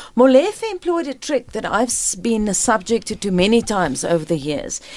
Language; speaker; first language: English; non-native, local second language; Afrikaans